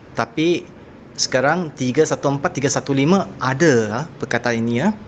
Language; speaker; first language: Malay; non-native, local second language; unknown